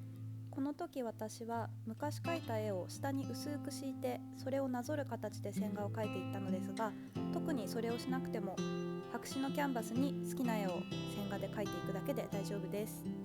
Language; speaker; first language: Japanese; native; Japanese